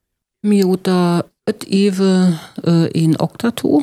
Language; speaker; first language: Hungarian; non-native, learner; German